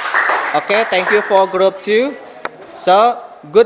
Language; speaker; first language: English; non-native, fluent; Indonesian